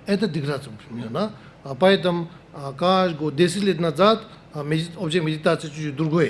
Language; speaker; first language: Russian; non-native, learner; Tibetan